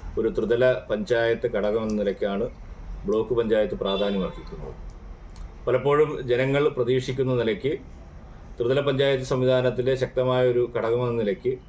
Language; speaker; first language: Malayalam; native; Malayalam